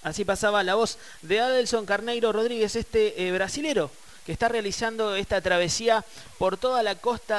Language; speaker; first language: Spanish; native; Spanish